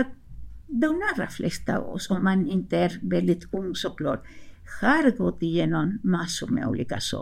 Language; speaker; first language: Swedish; non-native, fluent; Spanish